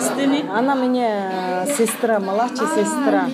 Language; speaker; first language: Russian; non-native, learner; Mongolian